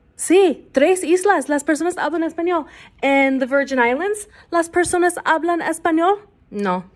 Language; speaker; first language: Spanish; non-native, learner; English